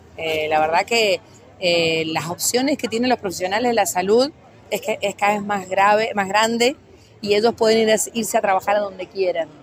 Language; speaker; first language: Spanish; native; Spanish